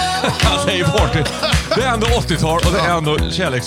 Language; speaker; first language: Swedish; native; Swedish